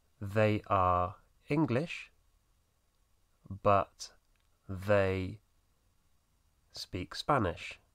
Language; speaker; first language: English; non-native, fluent; Spanish